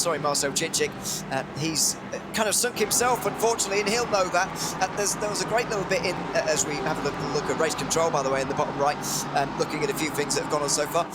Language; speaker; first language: English; native; English